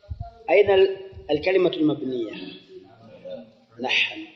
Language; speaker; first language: Arabic; non-native, fluent; Swahili